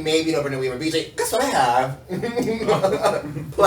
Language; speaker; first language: English; native; English